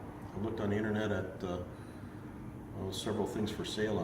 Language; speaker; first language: English; native; English